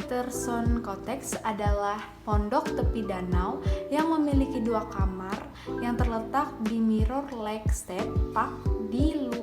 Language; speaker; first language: Indonesian; native; Indonesian